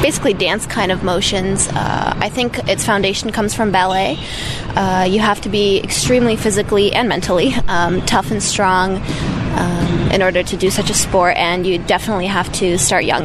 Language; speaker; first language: English; early bilingual, other home language; Russian